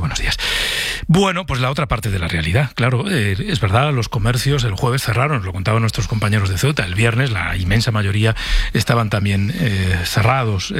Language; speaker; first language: Spanish; native; Spanish